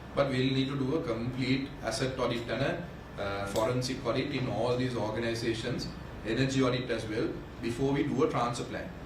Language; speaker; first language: English; non-native, local second language; Sinhala